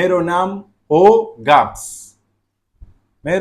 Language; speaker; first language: Nepali; non-native, learner; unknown